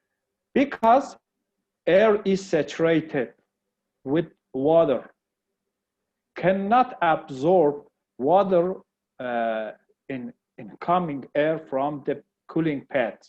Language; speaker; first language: English; non-native, learner; Persian